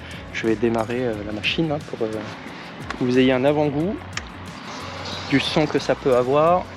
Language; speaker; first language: French; native; French